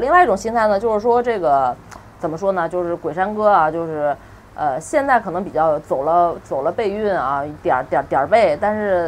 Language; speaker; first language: Chinese; native; Chinese